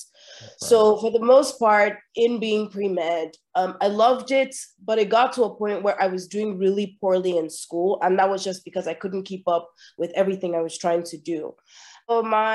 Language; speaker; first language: English; non-native, local second language; Yoruba